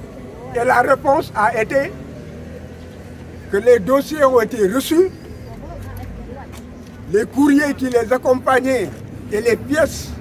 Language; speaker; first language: French; non-native, local second language; Wolof